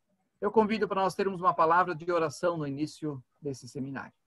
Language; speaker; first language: Portuguese; native; Portuguese